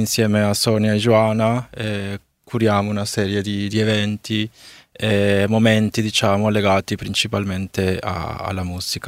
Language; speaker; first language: Italian; non-native, fluent; Spanish